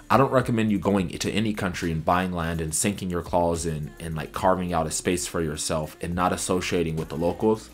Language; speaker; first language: English; native; English